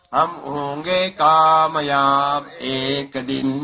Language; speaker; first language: Hindi; non-native, local second language; Marathi